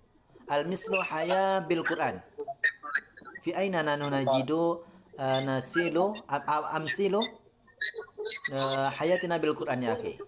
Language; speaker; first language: Arabic; non-native, learner; Indonesian